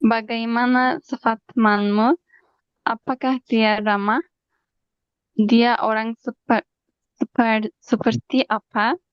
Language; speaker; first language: Indonesian; non-native, learner; Turkish